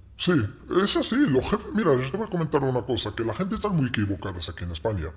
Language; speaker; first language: Spanish; non-native, fluent; Arabic